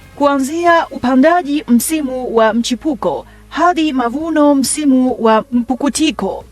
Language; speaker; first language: Swahili; non-native, fluent; Chinese